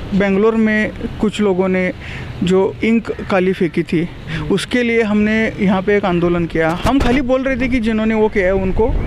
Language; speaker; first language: Hindi; non-native, local second language; Marathi